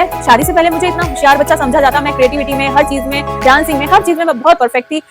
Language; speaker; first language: Hindi; native; Hindi